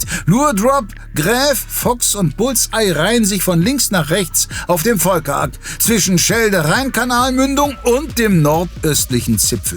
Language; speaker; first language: German; native; German